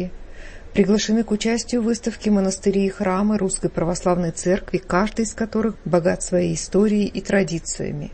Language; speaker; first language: Russian; native; Russian